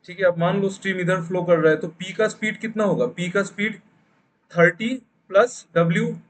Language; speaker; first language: Hindi; non-native, local second language; Bangla